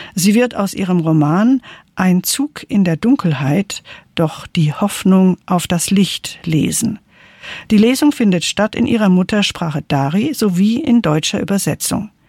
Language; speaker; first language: German; native; German